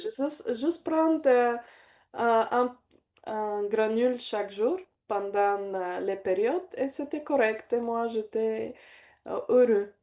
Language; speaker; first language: French; non-native, learner; Bulgarian